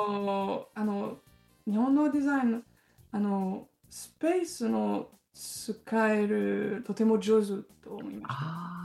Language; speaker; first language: Japanese; non-native, learner; French